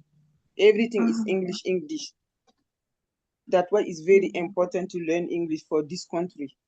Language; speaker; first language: English; non-native, learner; French